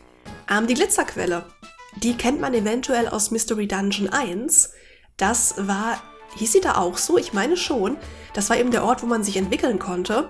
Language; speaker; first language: German; native; German